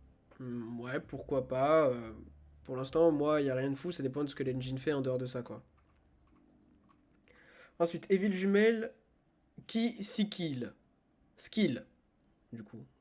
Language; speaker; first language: French; native; French